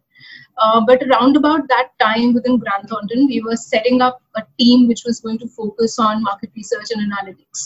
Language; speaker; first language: English; non-native, local second language; Hindi